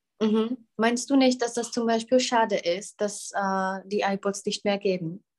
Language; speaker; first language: German; non-native, fluent; Czech